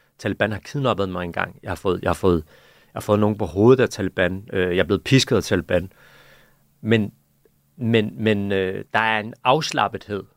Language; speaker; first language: Danish; early bilingual, other home language; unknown